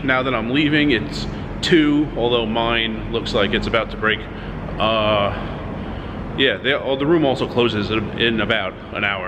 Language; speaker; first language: English; native; English